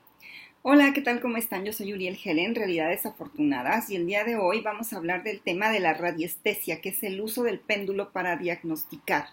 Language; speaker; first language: Spanish; native; Spanish